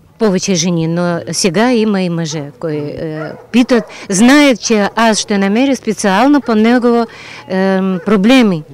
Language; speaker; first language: Bulgarian; non-native, learner; Russian